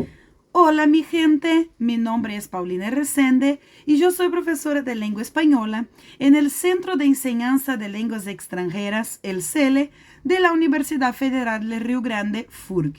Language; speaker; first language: Spanish; non-native, fluent; Portuguese